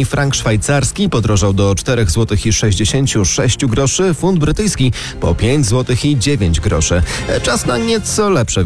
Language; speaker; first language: Polish; native; Polish